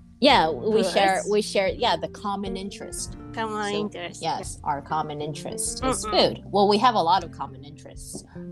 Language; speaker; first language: English; non-native, fluent; Japanese